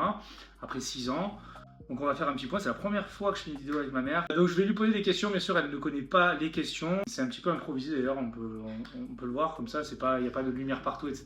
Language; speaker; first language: French; native; French